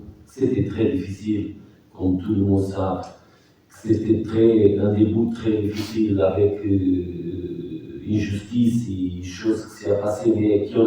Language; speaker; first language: French; non-native, fluent; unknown